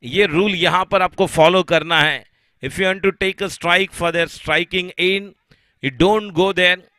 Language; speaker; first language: Hindi; non-native, local second language; Marathi